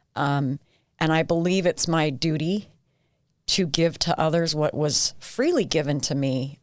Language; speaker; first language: English; native; English